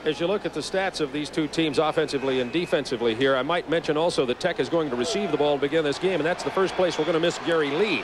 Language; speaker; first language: English; native; English